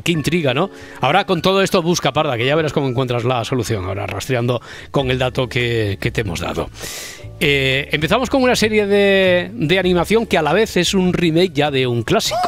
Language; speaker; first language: Spanish; native; Spanish